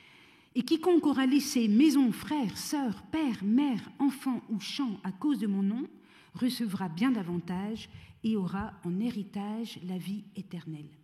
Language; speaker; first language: French; native; French